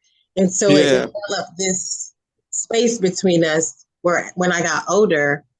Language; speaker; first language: English; native; English